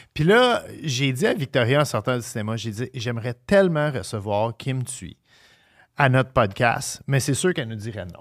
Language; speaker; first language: French; native; French